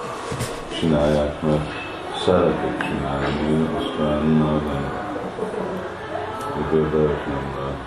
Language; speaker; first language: Hungarian; early bilingual, heritage; Hungarian